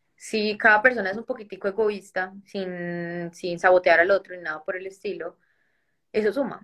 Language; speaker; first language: Spanish; native; Spanish